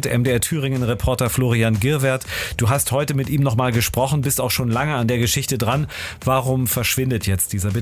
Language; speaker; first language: German; native; German